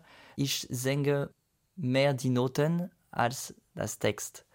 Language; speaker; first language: German; non-native, fluent; French